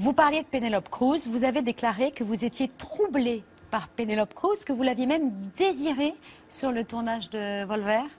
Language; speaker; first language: French; native; French